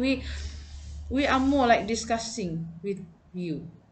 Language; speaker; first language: English; non-native, local second language; Malay